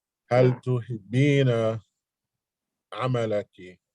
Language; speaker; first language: Arabic; non-native, learner; English